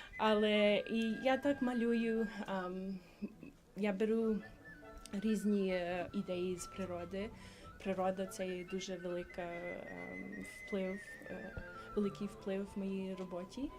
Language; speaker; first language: Ukrainian; early bilingual, heritage; English